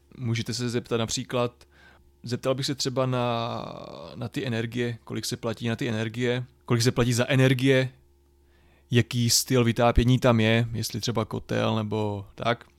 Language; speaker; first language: Czech; native; Czech